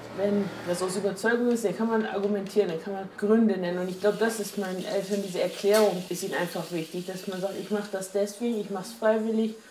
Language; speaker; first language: German; native; German